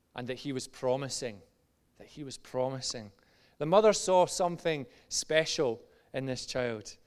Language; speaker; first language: English; native; English